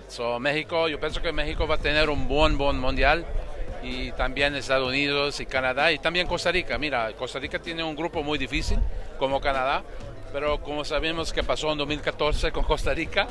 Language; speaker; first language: Spanish; non-native, fluent; English